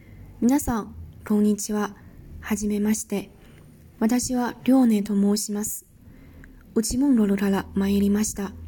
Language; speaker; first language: Japanese; non-native, fluent; Chinese